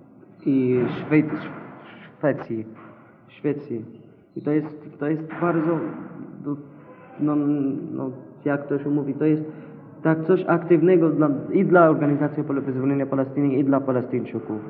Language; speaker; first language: Polish; non-native, learner; Arabic